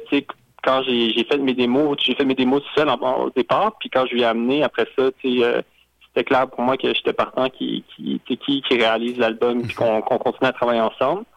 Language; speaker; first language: French; native; French